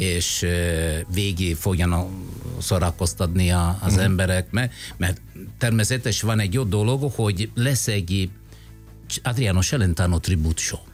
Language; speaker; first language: Hungarian; non-native, fluent; Italian